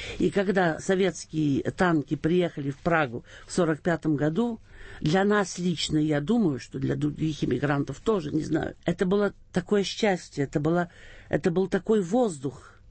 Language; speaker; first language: Russian; early bilingual, heritage; Russian